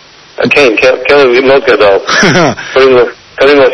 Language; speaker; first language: Hebrew; non-native, fluent; English